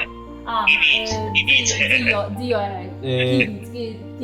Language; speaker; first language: Italian; non-native, learner; Polish